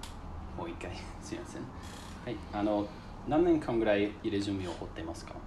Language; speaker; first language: Japanese; non-native, learner; English